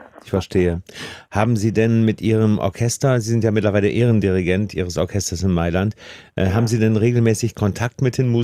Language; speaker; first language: German; native; German